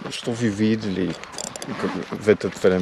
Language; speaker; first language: Russian; non-native, learner; English